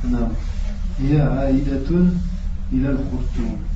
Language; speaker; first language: Arabic; non-native, learner; French